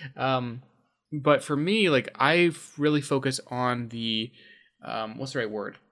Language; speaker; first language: English; native; English